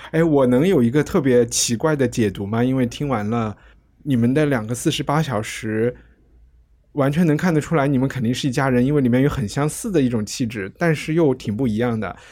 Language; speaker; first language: Chinese; native; Chinese